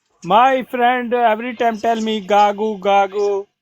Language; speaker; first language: English; non-native, learner; Hindi